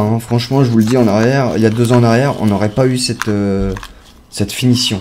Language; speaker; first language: French; native; French